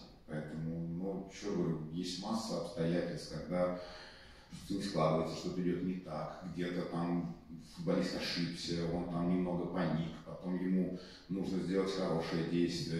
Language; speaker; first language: Russian; native; Russian